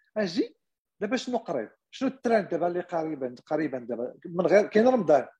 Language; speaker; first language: Arabic; native; Arabic